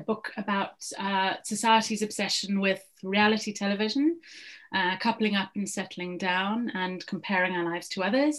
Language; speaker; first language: English; native; English